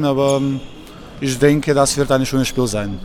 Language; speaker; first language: German; non-native, fluent; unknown